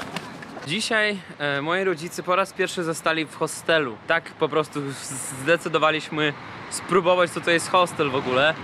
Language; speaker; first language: Polish; non-native, fluent; Russian